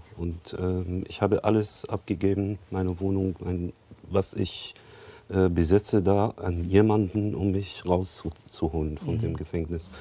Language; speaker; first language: German; non-native, learner; Arabic